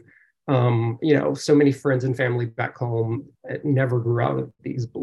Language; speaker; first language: English; native; English